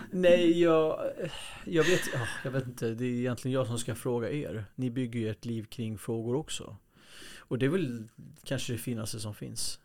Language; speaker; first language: Swedish; early bilingual, other home language; Kurdish